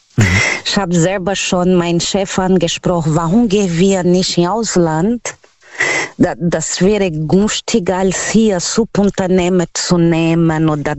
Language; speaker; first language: German; non-native, learner; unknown